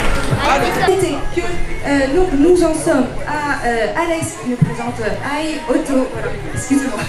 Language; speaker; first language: French; native; French